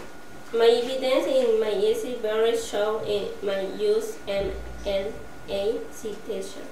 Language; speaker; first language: English; non-native, learner; Spanish